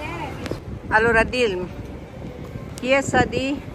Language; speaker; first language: Italian; non-native, learner; Filipino